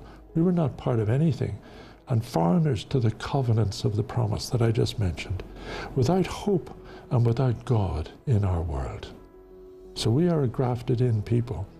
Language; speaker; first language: English; native; English